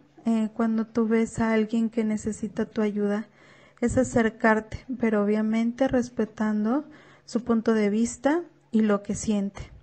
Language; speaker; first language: Spanish; native; Spanish